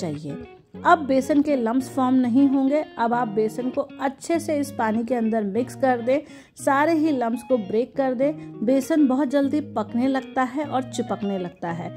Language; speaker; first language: Hindi; native; Hindi